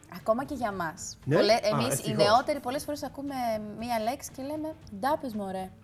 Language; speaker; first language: Greek; native; Greek